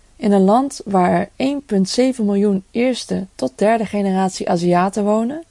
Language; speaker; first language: Dutch; early bilingual, other home language; Cantonese